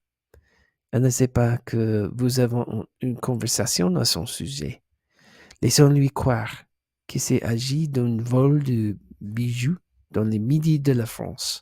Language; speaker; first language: French; non-native, learner; English